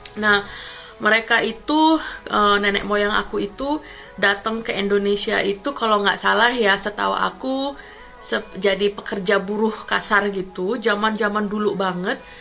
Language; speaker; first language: Indonesian; native; Indonesian